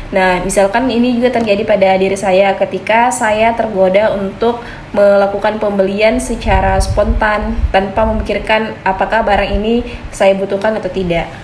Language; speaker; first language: Indonesian; native; Indonesian